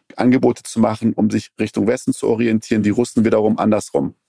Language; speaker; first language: German; early bilingual, other home language; Persian